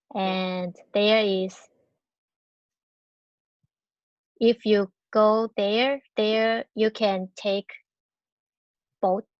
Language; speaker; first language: English; non-native, learner; Chinese